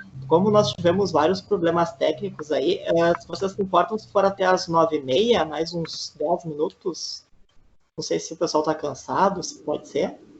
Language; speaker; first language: Portuguese; native; Portuguese